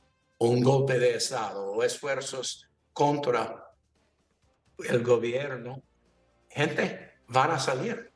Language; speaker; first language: Spanish; non-native, learner; English